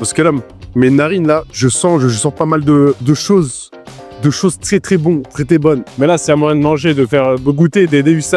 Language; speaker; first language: French; native; French